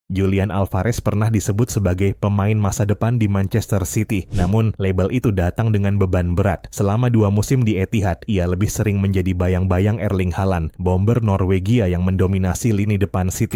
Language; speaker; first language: Indonesian; native; Indonesian